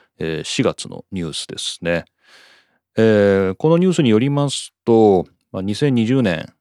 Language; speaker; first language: Japanese; native; Japanese